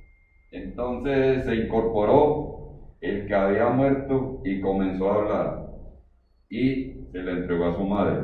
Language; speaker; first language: Spanish; native; Spanish